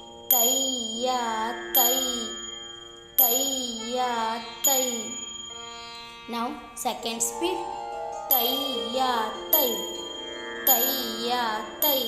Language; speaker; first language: English; non-native, local second language; Tamil